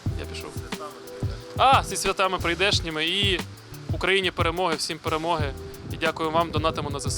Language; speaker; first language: Ukrainian; native; Ukrainian